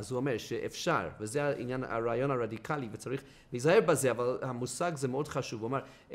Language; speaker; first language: Hebrew; non-native, fluent; English